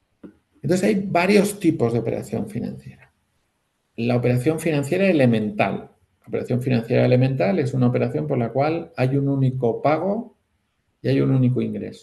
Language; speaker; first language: Spanish; native; Spanish